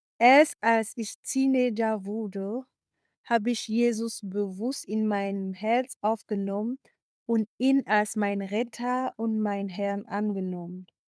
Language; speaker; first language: German; non-native, fluent; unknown